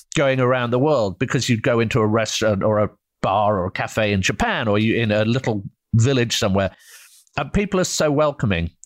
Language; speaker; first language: English; native; English